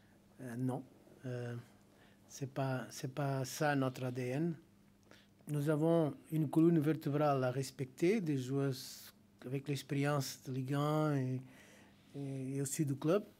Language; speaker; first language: French; non-native, fluent; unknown